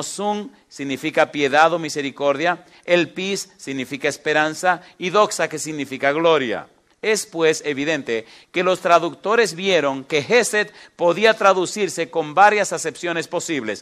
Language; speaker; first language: Spanish; native; Spanish